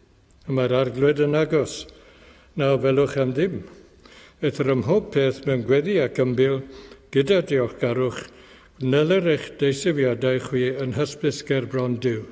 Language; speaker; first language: Welsh; native; Welsh